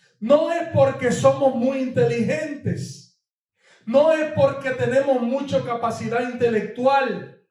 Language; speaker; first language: Spanish; native; Spanish